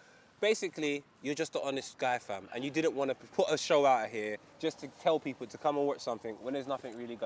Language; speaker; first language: English; native; English